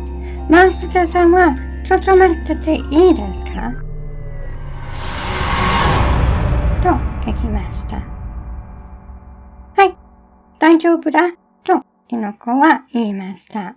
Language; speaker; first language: Japanese; non-native, learner; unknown